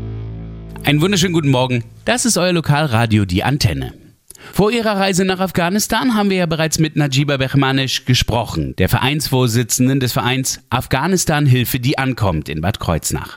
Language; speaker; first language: German; native; German